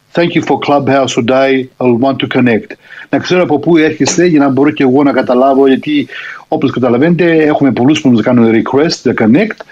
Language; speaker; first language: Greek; early bilingual, heritage; Greek